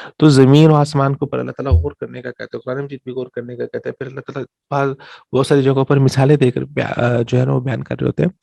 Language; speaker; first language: Urdu; native; Urdu